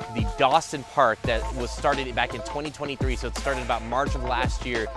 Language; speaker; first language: English; native; English